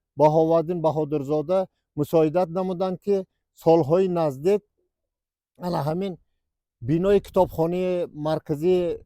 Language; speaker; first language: Tajik; non-native, local second language; Uzbek